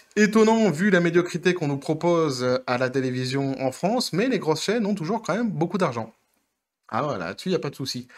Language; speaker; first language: French; native; French